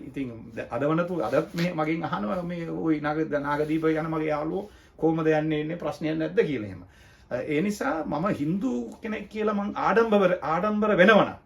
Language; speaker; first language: Sinhala; non-native, local second language; Tamil